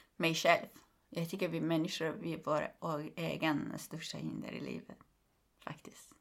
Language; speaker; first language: Swedish; non-native, fluent; Persian